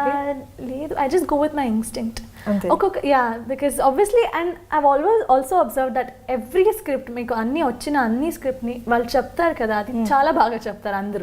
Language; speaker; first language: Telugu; non-native, local second language; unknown